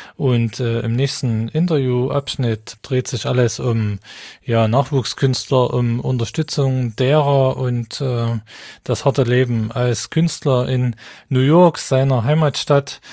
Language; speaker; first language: German; native; German